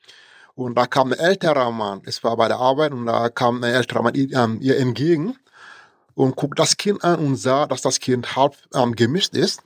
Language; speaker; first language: German; non-native, fluent; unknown